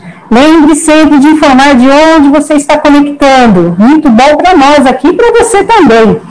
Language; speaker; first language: Portuguese; native; Portuguese